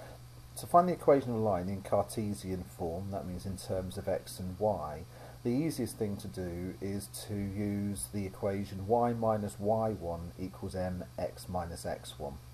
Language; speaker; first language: English; native; English